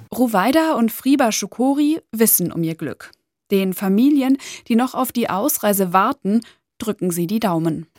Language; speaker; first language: German; native; German